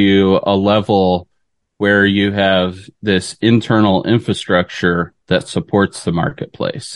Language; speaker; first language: English; native; English